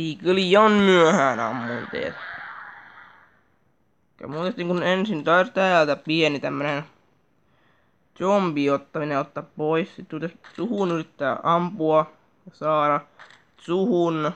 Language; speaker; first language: Finnish; native; Finnish